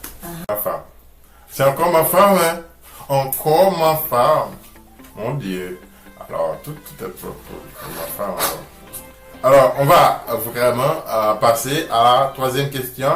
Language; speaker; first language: French; non-native, local second language; Haitian Creole